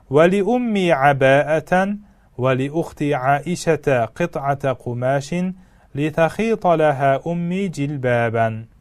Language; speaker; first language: Arabic; non-native, fluent; Uzbek